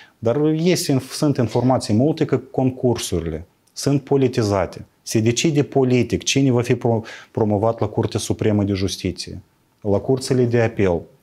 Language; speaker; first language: Romanian; native; Romanian